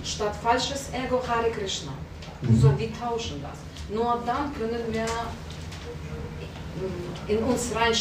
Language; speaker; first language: German; non-native, learner; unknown